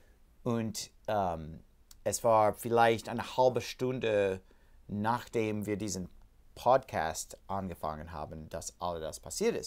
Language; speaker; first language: German; non-native, learner; English